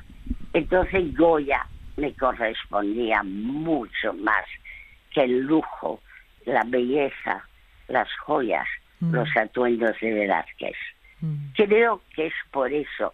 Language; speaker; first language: Spanish; early bilingual, other home language; French